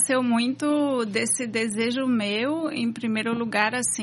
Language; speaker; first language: Portuguese; non-native, fluent; French